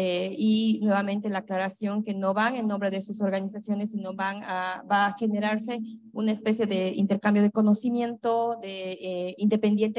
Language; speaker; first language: Spanish; native; Spanish